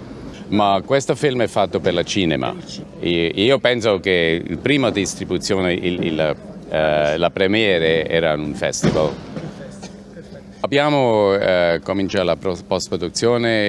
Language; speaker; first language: Italian; non-native, learner; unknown